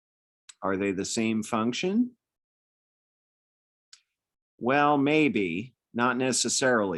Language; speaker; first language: English; native; English